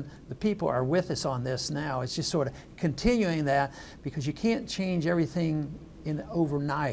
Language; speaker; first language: English; native; English